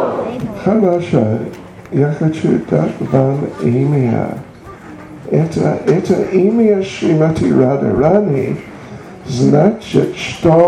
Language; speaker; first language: Russian; non-native, learner; English